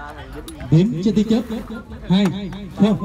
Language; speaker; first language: Vietnamese; native; Vietnamese